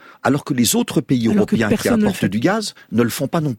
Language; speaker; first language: French; native; French